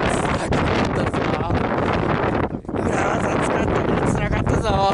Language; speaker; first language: Japanese; native; Japanese